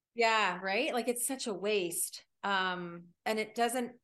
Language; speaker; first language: English; native; English